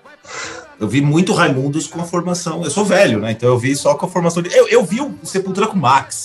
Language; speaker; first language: Portuguese; native; Portuguese